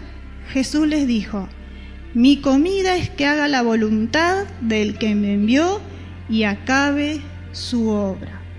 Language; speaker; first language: Spanish; native; Spanish